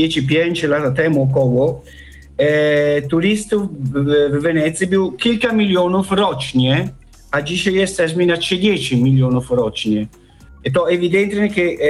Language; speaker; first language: Polish; non-native, learner; Italian